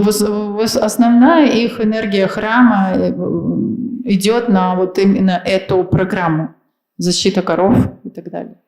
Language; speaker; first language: Russian; native; Russian